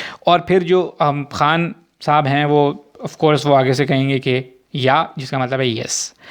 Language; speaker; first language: Urdu; native; Urdu